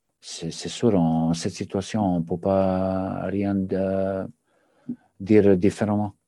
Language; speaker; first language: French; non-native, learner; Serbian